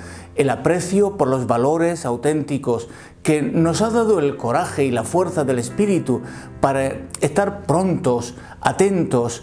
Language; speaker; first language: Spanish; native; Spanish